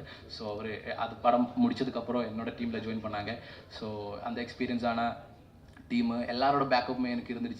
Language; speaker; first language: Tamil; non-native, learner; Malayalam